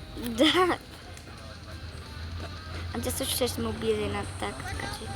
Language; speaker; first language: Bulgarian; early bilingual, heritage; Bulgarian